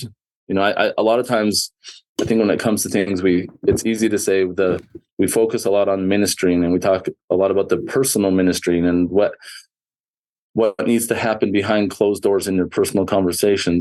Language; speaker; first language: English; native; English